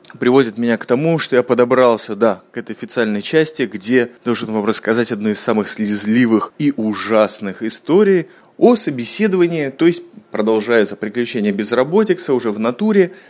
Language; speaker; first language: Russian; native; Russian